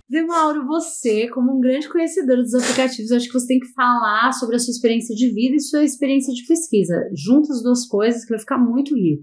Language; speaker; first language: Portuguese; native; Portuguese